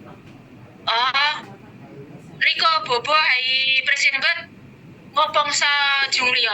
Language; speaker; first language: Cantonese; non-native, learner; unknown